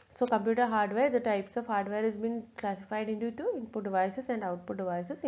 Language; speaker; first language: English; non-native, local second language; Malayalam